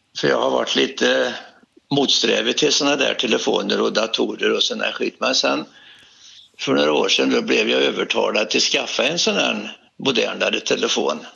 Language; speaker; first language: Swedish; native; Swedish